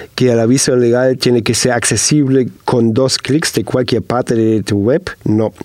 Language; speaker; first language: Spanish; non-native, fluent; German